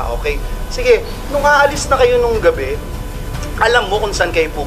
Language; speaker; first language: Filipino; native; Filipino